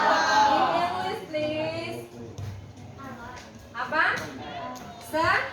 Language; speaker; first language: English; non-native, learner; Indonesian